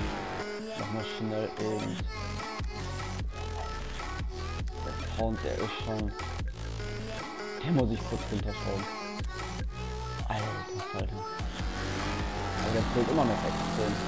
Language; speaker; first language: German; native; German